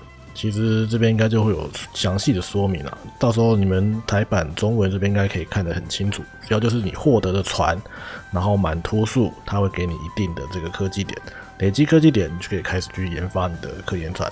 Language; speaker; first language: Chinese; native; Chinese